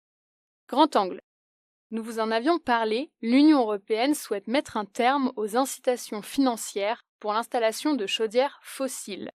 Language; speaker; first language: French; native; French